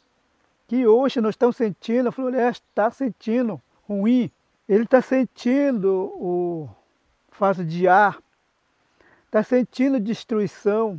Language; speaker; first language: Portuguese; non-native, local second language; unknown